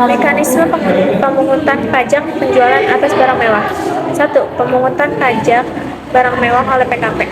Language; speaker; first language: Indonesian; native; Indonesian